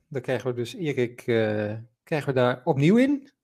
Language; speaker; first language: Dutch; native; Dutch